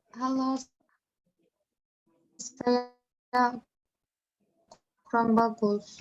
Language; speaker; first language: Indonesian; non-native, learner; Turkish